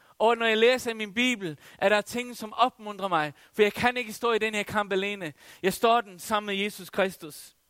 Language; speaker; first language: Danish; non-native, local second language; Faroese